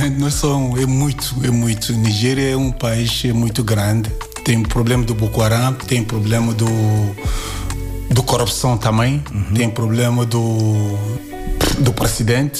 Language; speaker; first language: Portuguese; non-native, learner; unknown